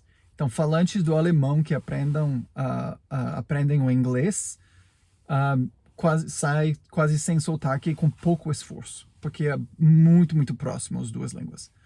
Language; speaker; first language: Portuguese; non-native, fluent; English